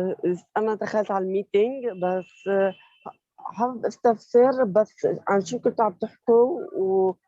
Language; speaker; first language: Arabic; native; Arabic